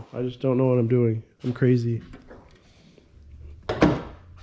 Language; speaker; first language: English; native; English